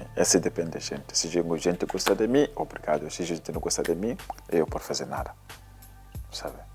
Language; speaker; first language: Portuguese; non-native, learner; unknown